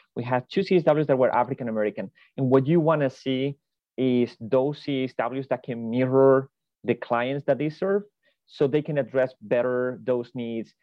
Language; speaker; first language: English; non-native, fluent; Spanish